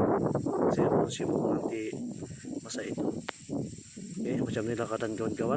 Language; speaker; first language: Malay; non-native, local second language; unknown